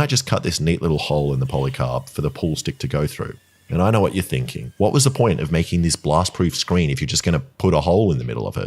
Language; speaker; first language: English; native; English